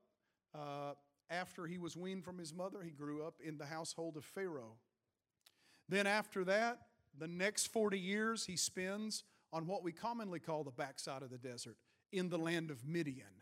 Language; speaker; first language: English; native; English